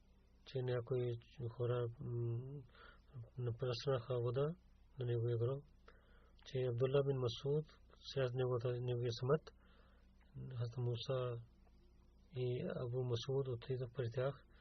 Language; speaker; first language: Bulgarian; non-native, learner; Urdu